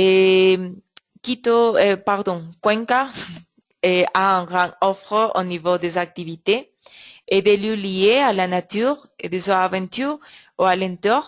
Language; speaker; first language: French; non-native, learner; Spanish